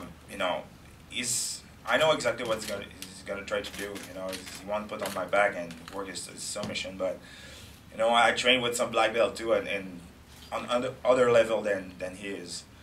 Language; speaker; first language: English; non-native, fluent; French